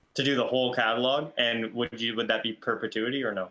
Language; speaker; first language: English; native; English